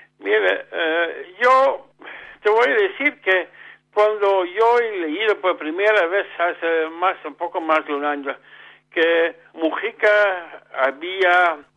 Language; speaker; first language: Spanish; non-native, fluent; Dutch